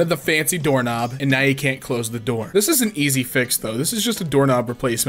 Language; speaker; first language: English; native; English